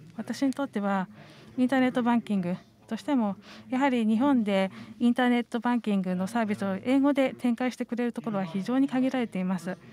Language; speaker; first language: Japanese; non-native, fluent; Estonian